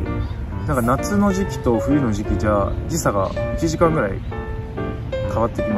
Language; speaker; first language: Japanese; native; Japanese